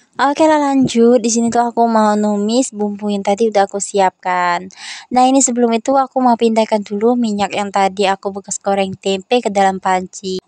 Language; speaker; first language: Indonesian; non-native, local second language; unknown